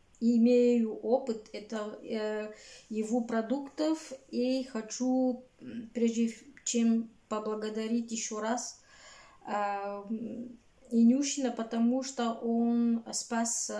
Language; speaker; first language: Russian; non-native, learner; Bulgarian